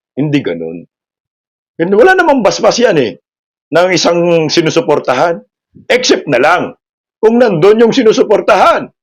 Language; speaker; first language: Filipino; non-native, local second language; Cebuano